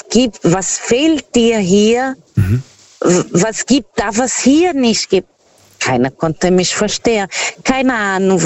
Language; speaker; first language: German; non-native, learner; Portuguese